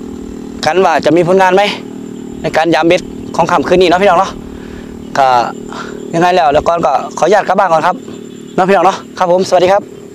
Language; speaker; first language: Thai; non-native, local second language; Northeastern Thai